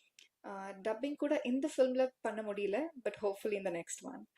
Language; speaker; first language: Tamil; non-native, learner; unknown